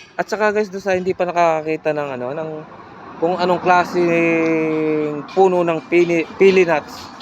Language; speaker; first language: Filipino; native; Filipino